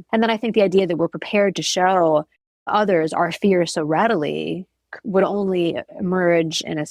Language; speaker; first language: English; native; English